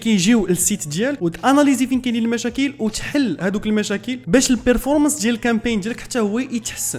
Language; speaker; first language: Arabic; native; Arabic